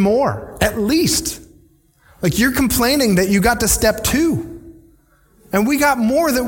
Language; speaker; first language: English; native; English